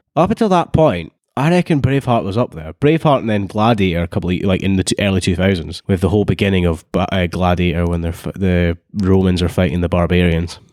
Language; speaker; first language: English; native; English